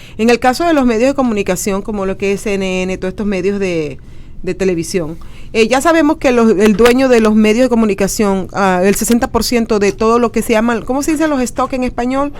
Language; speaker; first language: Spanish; native; Spanish